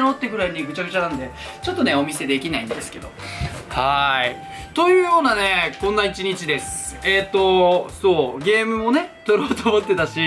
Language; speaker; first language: Japanese; native; Japanese